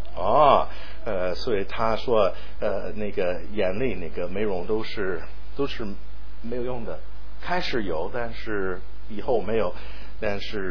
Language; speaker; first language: Chinese; non-native, fluent; English